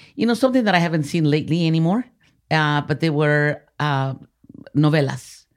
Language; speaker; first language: English; early bilingual, other home language; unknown